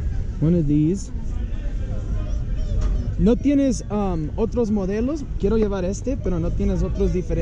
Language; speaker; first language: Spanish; non-native, learner; English